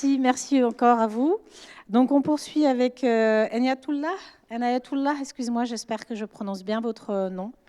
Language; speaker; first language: French; native; French